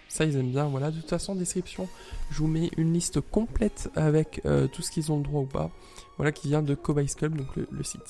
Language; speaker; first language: French; native; French